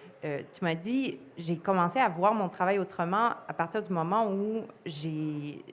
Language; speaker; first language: French; native; French